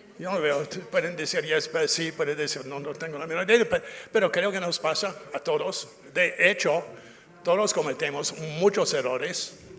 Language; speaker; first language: Spanish; non-native, fluent; English